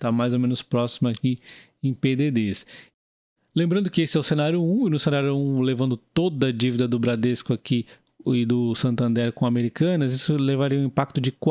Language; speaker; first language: Portuguese; native; Portuguese